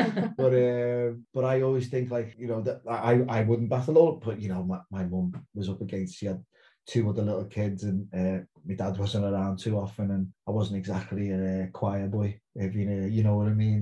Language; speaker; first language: English; native; English